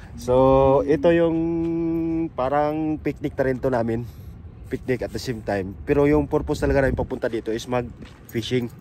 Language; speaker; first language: Filipino; non-native, local second language; Cebuano